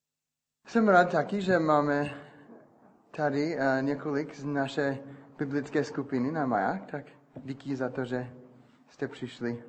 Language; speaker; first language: Czech; non-native, fluent; English